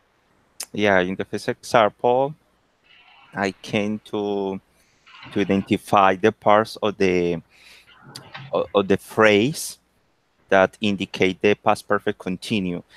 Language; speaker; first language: English; non-native, learner; Spanish